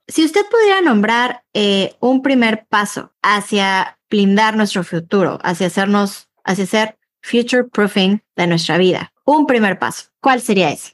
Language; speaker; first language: Spanish; native; Spanish